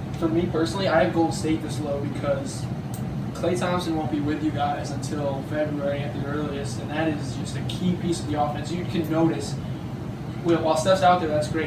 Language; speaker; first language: English; native; English